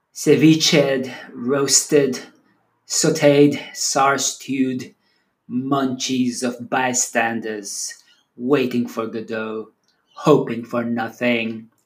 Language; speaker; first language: English; non-native, local second language; Filipino